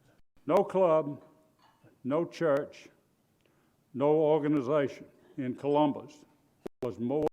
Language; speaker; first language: English; native; English